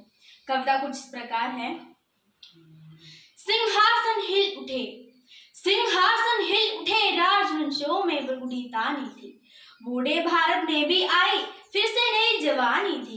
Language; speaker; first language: Hindi; non-native, local second language; Malayalam